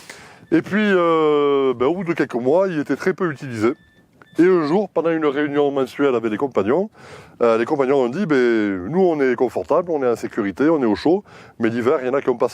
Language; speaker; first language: French; native; French